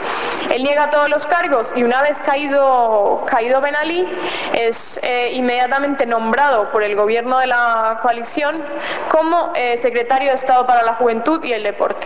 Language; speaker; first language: Spanish; native; Spanish